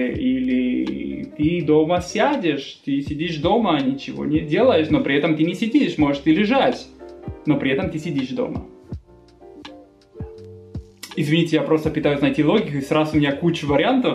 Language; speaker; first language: Russian; non-native, fluent; Spanish